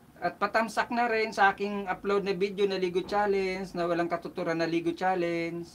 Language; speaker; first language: Filipino; non-native, local second language; Bikol